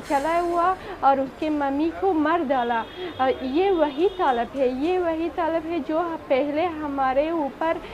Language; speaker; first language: Hindi; non-native, fluent; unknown